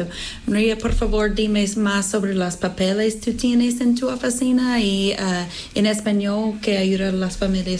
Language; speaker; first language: Spanish; non-native, learner; English